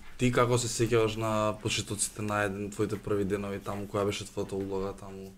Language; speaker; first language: Macedonian; native; Macedonian